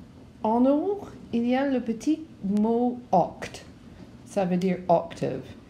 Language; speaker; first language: French; non-native, learner; English